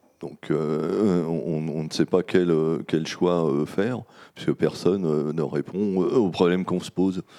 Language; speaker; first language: French; native; French